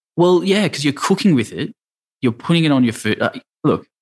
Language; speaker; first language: English; native; English